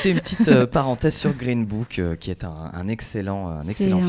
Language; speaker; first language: French; native; French